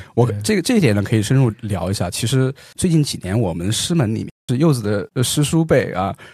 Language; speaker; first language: Chinese; native; Chinese